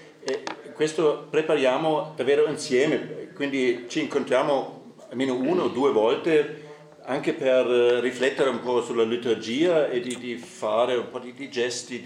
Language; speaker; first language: Italian; non-native, fluent; German